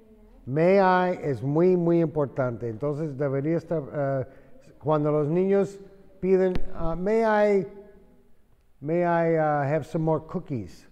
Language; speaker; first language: Spanish; non-native, fluent; English